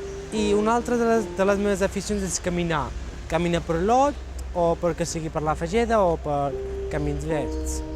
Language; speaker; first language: Catalan; early bilingual, other home language; Georgian